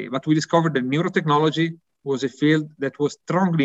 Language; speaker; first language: English; non-native, fluent; Italian